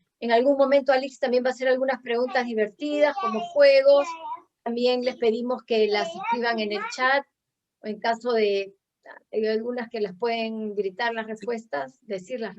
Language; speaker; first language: Spanish; native; Spanish